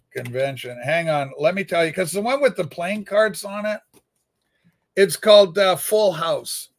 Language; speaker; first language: English; native; English